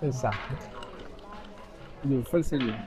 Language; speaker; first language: French; non-native, fluent; Spanish